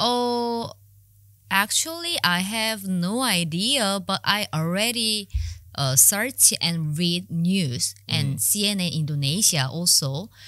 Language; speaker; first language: English; non-native, learner; Korean